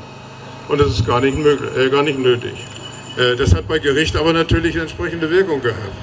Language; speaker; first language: German; native; German